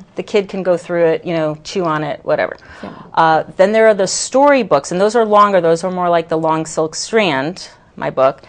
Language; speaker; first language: English; native; English